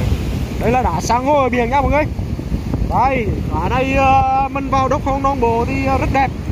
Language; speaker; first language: Vietnamese; native; Vietnamese